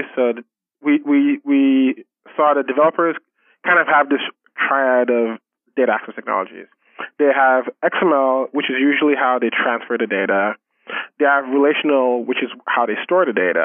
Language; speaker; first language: English; non-native, local second language; Yoruba